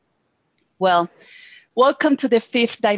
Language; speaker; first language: English; non-native, fluent; Spanish